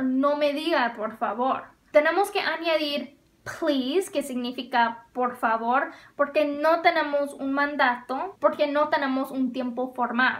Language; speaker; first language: Spanish; non-native, fluent; English